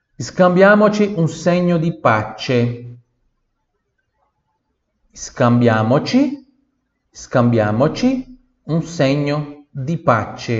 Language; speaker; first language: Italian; non-native, fluent; Portuguese